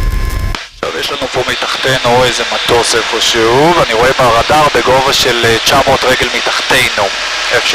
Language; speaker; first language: Hebrew; native; Hebrew